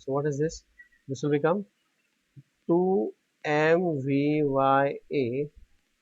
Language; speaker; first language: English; non-native, local second language; Hindi